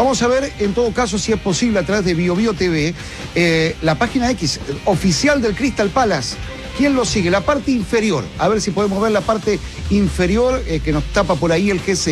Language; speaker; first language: Spanish; native; Spanish